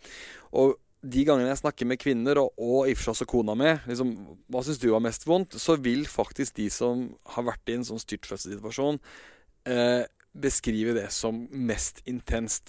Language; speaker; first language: Norwegian; native; Norwegian